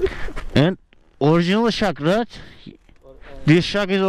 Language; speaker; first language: English; non-native, learner; Turkish